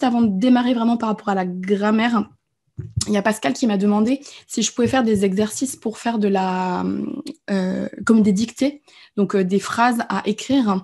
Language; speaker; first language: French; native; French